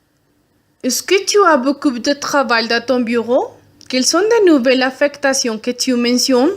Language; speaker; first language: French; non-native, learner; Spanish